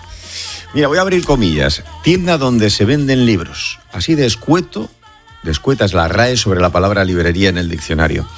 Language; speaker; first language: Spanish; native; Spanish